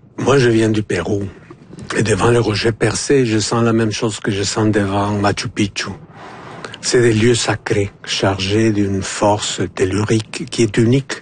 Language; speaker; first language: French; non-native, fluent; Spanish